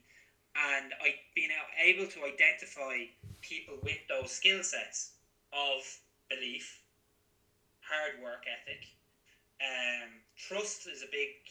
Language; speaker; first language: English; native; English